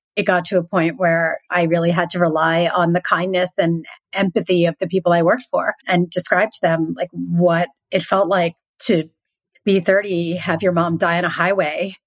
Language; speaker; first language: English; native; English